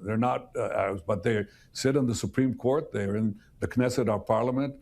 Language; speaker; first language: English; non-native, fluent; Hebrew